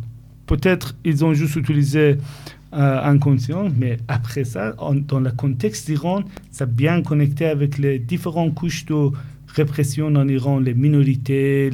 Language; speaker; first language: French; non-native, fluent; Persian